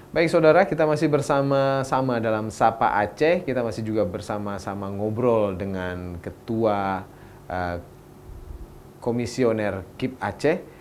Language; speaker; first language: Indonesian; native; Indonesian